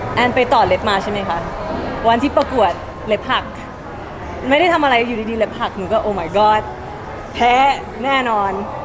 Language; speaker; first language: Thai; early bilingual, heritage; Thai